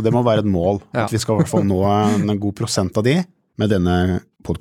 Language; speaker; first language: Norwegian; native; Norwegian